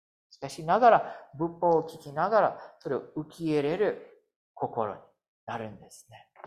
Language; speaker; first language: Japanese; non-native, fluent; English